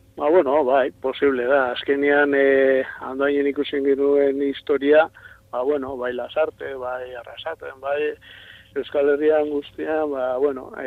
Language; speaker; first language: Basque; non-native, local second language; Spanish